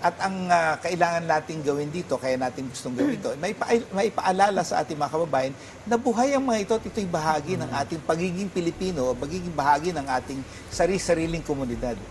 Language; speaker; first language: Filipino; native; Filipino